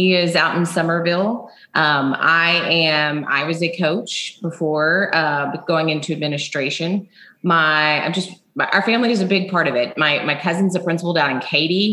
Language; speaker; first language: English; native; English